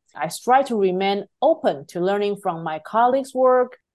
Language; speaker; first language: English; non-native, fluent; Chinese